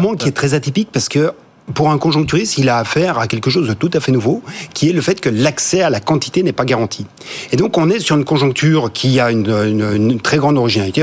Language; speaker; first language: French; native; French